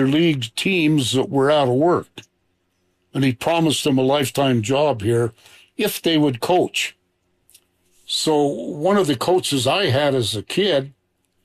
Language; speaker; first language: English; native; English